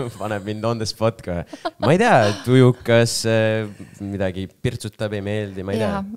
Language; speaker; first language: Estonian; non-native, local second language; Russian